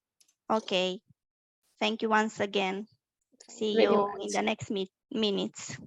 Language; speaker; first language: English; non-native, fluent; Romanian